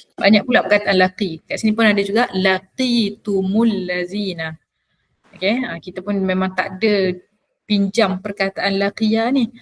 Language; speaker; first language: Malay; native; Malay